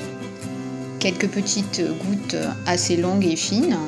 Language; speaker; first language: French; native; French